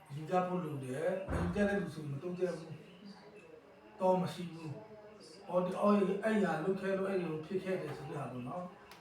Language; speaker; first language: Burmese; non-native, local second language; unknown